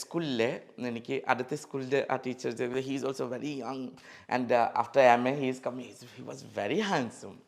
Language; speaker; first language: Malayalam; non-native, local second language; Assamese